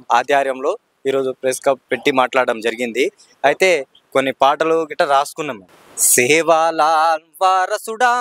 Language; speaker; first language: Telugu; non-native, local second language; Lambadi